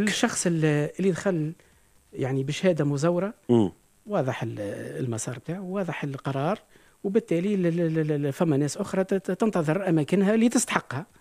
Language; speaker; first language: Arabic; native; Arabic